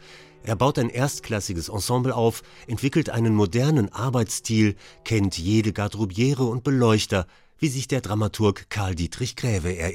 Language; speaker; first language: German; native; German